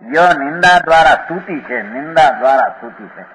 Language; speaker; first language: Hindi; non-native, local second language; Gujarati